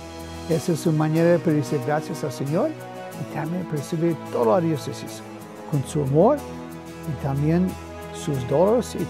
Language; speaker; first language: Spanish; non-native, fluent; English